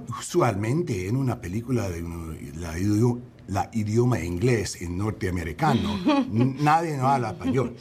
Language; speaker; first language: Spanish; early bilingual, heritage; English